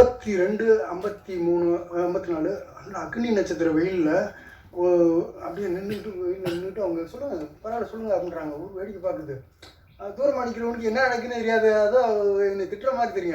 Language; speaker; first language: Tamil; native; Tamil